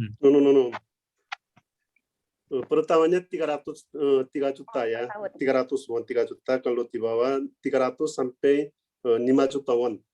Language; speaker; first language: Indonesian; non-native, learner; Korean